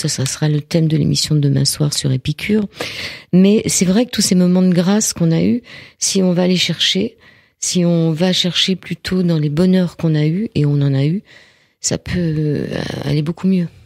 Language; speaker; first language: French; native; French